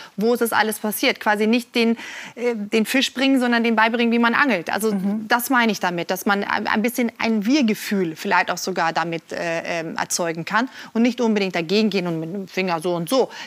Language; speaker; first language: German; non-native, fluent; Norwegian